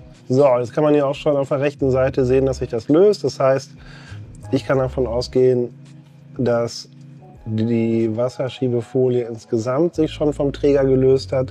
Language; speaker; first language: German; native; German